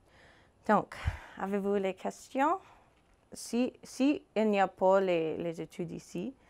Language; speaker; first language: French; non-native, fluent; English